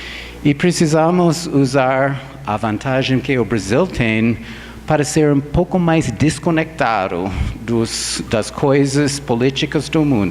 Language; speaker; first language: Portuguese; non-native, fluent; English